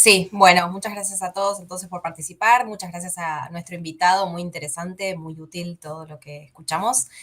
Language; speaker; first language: Spanish; native; Spanish